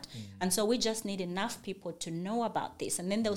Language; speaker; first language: English; non-native, local second language; Bemba